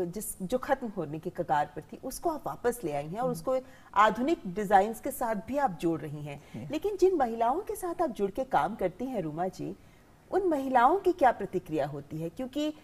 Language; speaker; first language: Hindi; native; Hindi